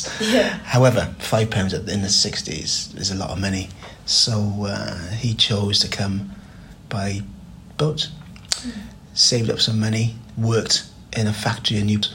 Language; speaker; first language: English; native; English